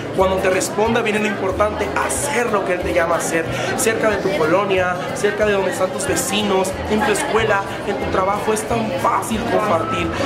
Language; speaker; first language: Spanish; native; Spanish